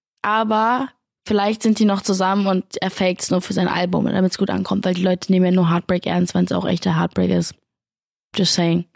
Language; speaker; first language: German; native; German